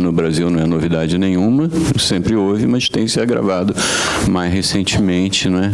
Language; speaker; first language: Portuguese; native; Portuguese